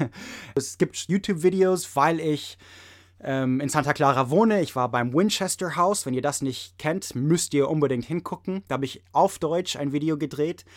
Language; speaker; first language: German; non-native, fluent; English